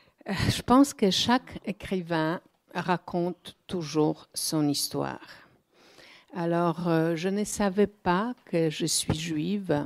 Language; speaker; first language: French; non-native, fluent; Polish